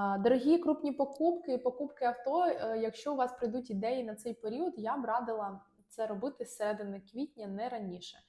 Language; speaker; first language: Ukrainian; non-native, local second language; Russian